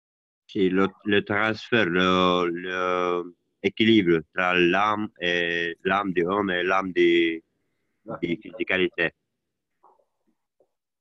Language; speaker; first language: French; non-native, learner; Romanian